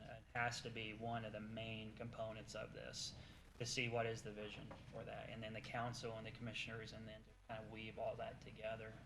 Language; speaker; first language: English; native; English